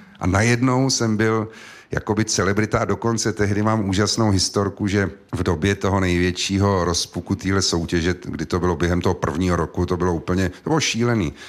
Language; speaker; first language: Czech; native; Czech